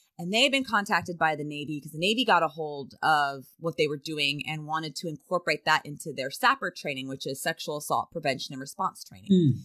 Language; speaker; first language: English; native; English